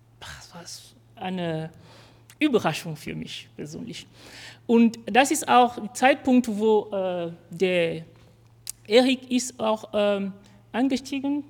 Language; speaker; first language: German; non-native, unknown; French